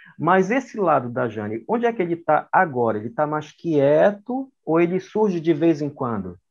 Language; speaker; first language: Portuguese; native; Portuguese